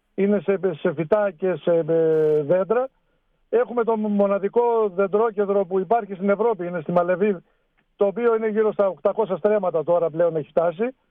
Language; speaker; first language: Greek; native; Greek